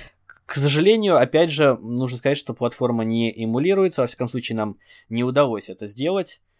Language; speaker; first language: Russian; native; Russian